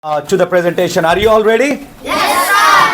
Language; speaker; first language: English; non-native, fluent; Bangla